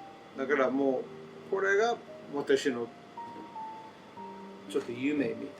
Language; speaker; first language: Japanese; non-native, learner; English